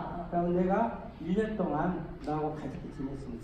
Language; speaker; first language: Korean; native; Korean